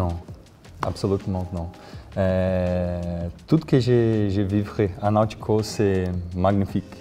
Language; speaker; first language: French; non-native, learner; Portuguese